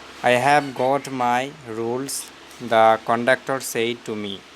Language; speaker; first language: English; non-native, local second language; Bangla